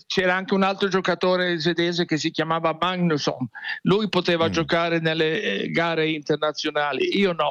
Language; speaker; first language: Italian; non-native, fluent; Swedish